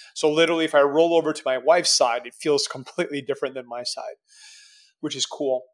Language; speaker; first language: English; native; English